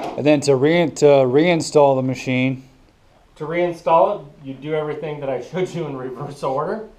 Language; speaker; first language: English; native; English